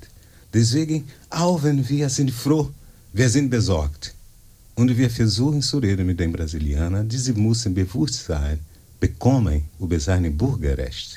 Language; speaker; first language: German; non-native, learner; Portuguese